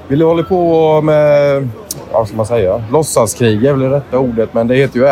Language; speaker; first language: Swedish; native; Swedish